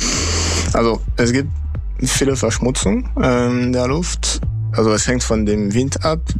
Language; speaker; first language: German; non-native, fluent; French